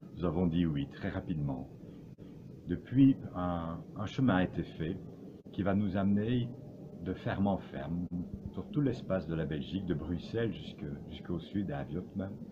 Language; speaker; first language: French; native; French